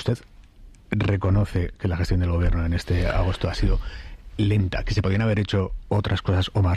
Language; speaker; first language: Spanish; native; Spanish